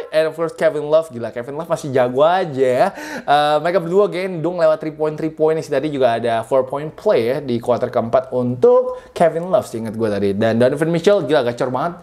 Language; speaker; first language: Indonesian; native; Indonesian